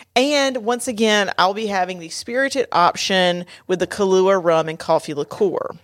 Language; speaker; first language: English; native; English